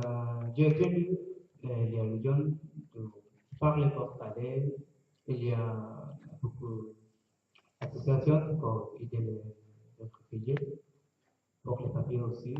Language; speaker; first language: French; non-native, learner; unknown